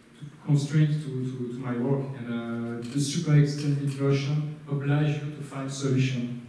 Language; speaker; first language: English; non-native, learner; French